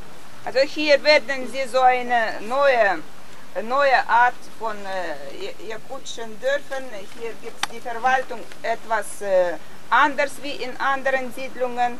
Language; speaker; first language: German; non-native, fluent; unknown